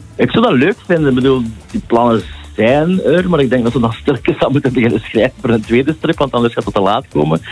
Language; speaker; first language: Dutch; native; Dutch